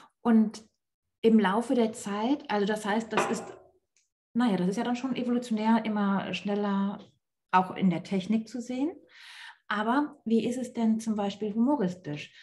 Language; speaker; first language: German; native; German